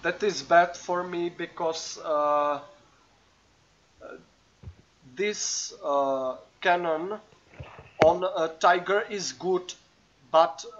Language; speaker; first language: English; non-native, learner; Czech